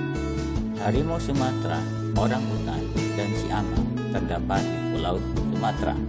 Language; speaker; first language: Indonesian; native; Indonesian